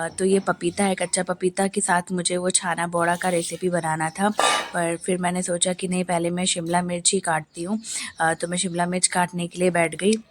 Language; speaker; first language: Hindi; non-native, local second language; Bangla